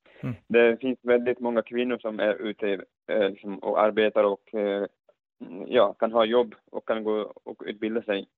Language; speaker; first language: Swedish; non-native, fluent; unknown